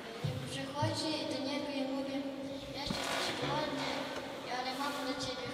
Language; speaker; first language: Polish; non-native, fluent; Ukrainian